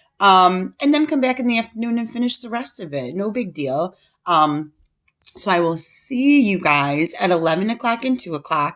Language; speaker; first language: English; native; English